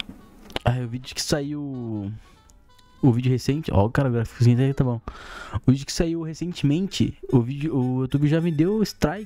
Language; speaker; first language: Portuguese; native; Portuguese